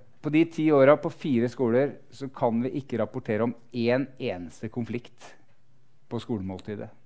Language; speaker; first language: Norwegian; native; Norwegian